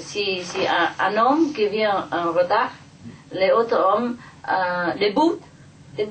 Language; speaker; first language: French; non-native, fluent; Vietnamese